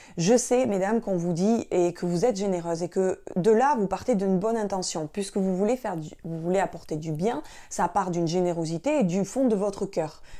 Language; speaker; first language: French; native; French